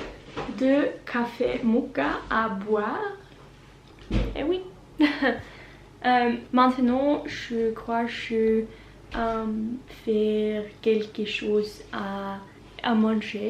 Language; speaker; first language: French; non-native, learner; Norwegian